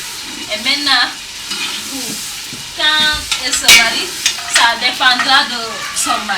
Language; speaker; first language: French; non-native, learner; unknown